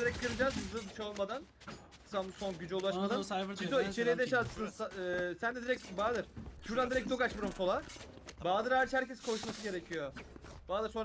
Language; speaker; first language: Turkish; native; Turkish